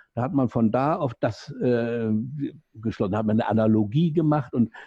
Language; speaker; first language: German; native; German